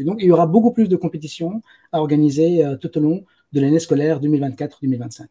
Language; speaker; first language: French; native; French